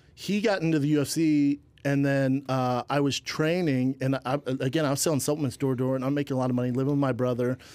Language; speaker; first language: English; native; English